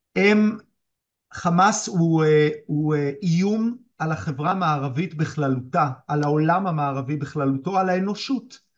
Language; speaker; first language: Hebrew; native; Hebrew